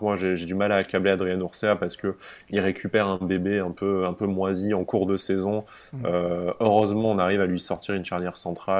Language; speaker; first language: French; native; French